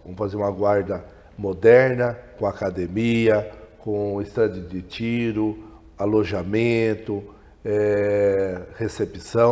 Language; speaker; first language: Portuguese; native; Portuguese